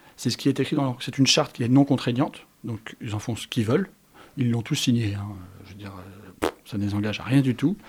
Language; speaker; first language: French; native; French